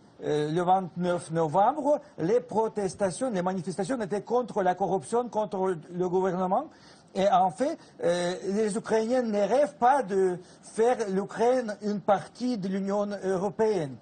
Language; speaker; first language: French; non-native, fluent; Russian